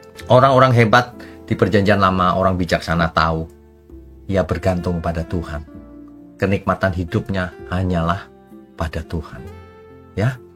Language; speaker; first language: Indonesian; native; Indonesian